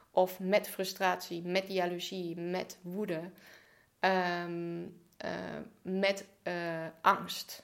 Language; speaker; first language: Dutch; non-native, fluent; German